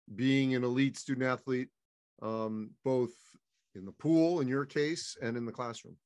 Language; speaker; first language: English; native; English